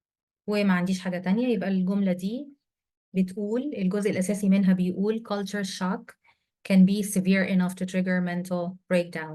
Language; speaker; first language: Arabic; native; Arabic